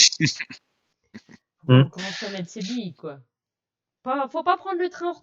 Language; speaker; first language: French; native; French